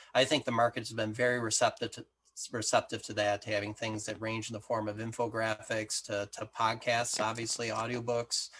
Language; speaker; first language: English; native; English